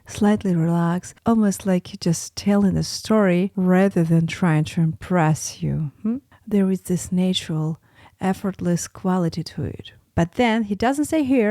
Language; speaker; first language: English; non-native, fluent; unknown